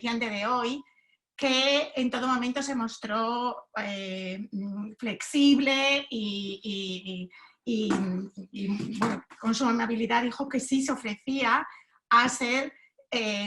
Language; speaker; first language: Spanish; native; Spanish